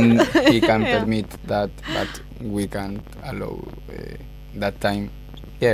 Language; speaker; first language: English; non-native, fluent; Spanish